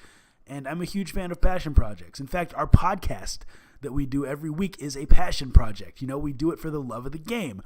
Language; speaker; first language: English; native; English